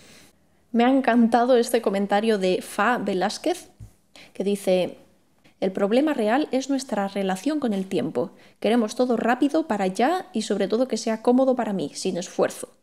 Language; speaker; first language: Spanish; native; Spanish